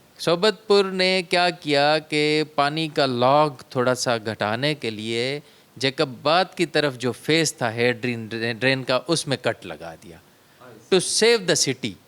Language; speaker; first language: Urdu; non-native, local second language; Sindhi